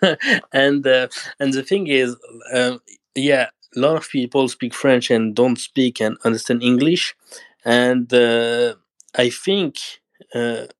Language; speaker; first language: English; non-native, learner; French